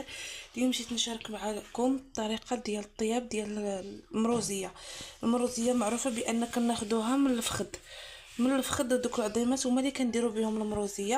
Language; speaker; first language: Arabic; native; Arabic